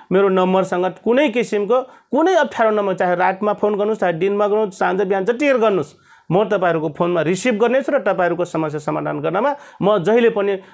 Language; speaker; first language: Nepali; non-native, local second language; Rana Tharu